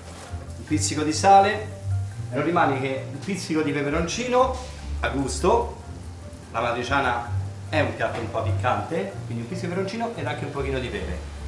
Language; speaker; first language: Italian; native; Italian